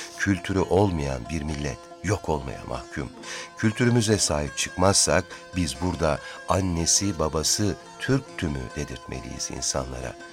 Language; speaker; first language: Turkish; native; Turkish